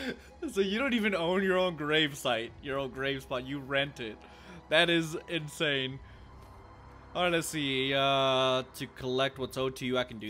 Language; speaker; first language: English; native; English